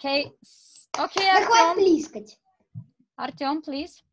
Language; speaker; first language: English; non-native, fluent; Russian